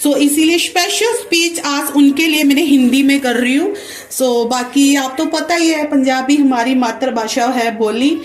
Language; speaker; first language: Hindi; non-native, local second language; Punjabi